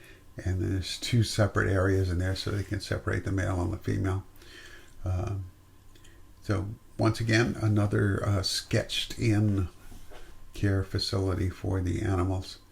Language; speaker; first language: English; native; English